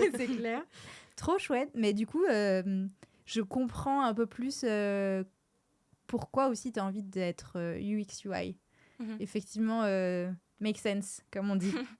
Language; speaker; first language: French; native; French